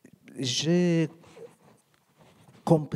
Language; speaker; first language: French; non-native, learner; Romanian